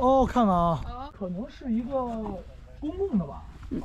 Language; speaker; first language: Chinese; native; Chinese